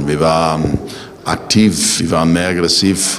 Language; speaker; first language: German; non-native, learner; English